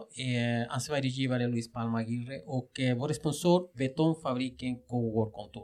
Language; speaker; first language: Swedish; non-native, fluent; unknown